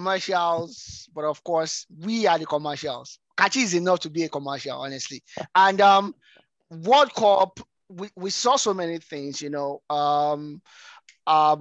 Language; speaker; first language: English; non-native, local second language; Yoruba